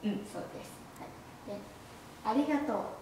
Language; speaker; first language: Japanese; non-native, fluent; Chinese